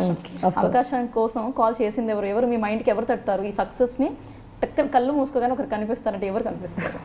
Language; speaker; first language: Telugu; native; Telugu